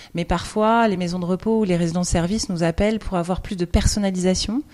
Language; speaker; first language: French; native; French